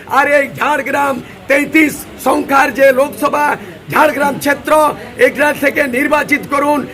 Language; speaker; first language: Bangla; non-native, local second language; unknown